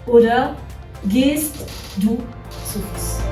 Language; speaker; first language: German; non-native, fluent; French